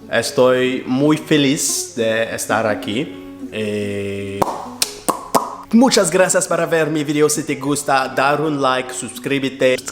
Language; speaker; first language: Spanish; non-native, learner; French